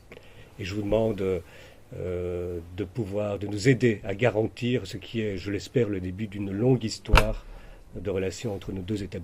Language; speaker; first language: French; native; French